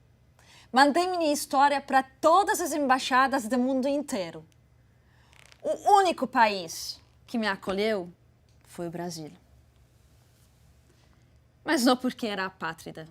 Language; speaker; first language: Portuguese; non-native, fluent; Arabic